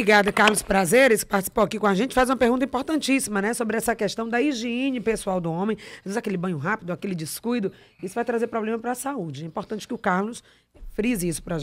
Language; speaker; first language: Portuguese; native; Portuguese